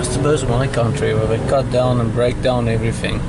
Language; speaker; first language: English; native; English